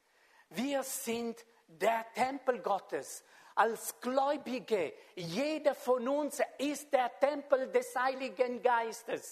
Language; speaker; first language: German; non-native, fluent; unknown